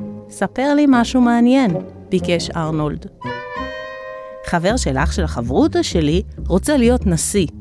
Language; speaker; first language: Hebrew; native; Hebrew